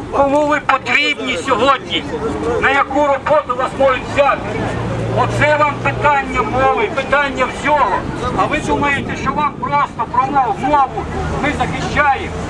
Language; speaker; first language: Ukrainian; native; Ukrainian